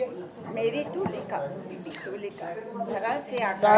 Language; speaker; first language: Hindi; native; Hindi